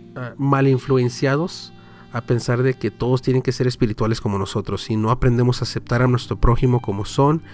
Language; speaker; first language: Spanish; early bilingual, heritage; Spanish